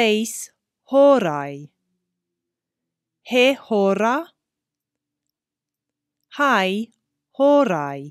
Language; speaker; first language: Greek; non-native, fluent; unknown